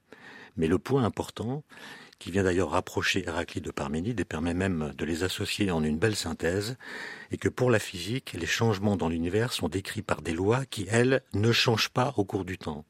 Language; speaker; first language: French; native; French